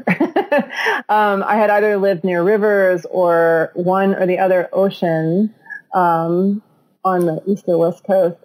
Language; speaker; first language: English; native; English